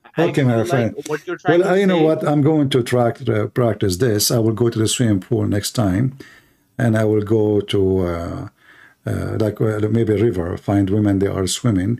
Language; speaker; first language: English; non-native, fluent; Arabic